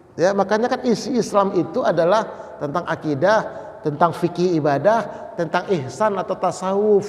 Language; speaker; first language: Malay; non-native, local second language; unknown